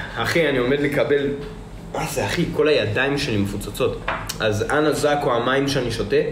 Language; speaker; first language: Hebrew; early bilingual, other home language; Russian